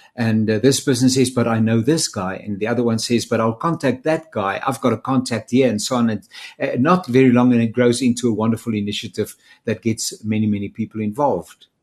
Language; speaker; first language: English; non-native, local second language; Afrikaans